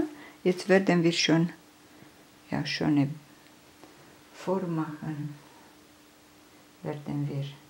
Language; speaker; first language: German; non-native, fluent; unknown